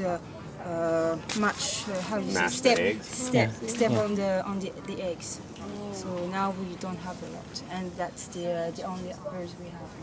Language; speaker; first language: English; non-native, learner; French